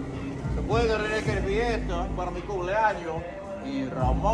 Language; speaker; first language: Spanish; non-native, learner; English